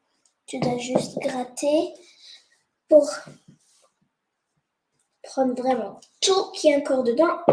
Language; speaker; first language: French; non-native, fluent; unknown